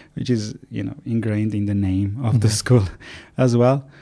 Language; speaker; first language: English; non-native, fluent; Armenian